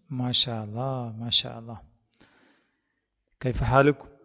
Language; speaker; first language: Arabic; non-native, fluent; Malayalam